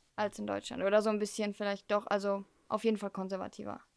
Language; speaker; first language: German; early bilingual, heritage; German